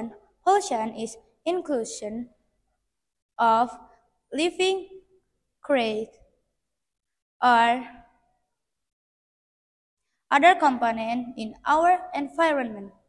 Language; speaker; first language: English; non-native, learner; Indonesian